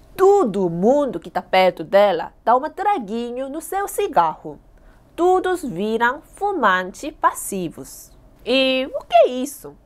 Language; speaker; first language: Portuguese; non-native, fluent; Korean